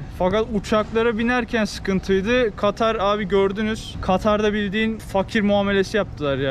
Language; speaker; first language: Turkish; native; Turkish